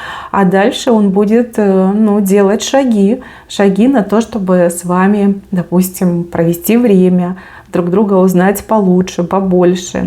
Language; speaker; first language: Russian; native; Russian